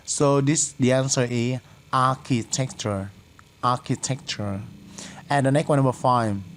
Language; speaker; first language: English; non-native, fluent; Vietnamese